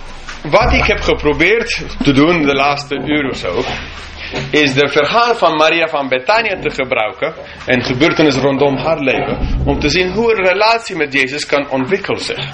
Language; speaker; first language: Dutch; non-native, fluent; English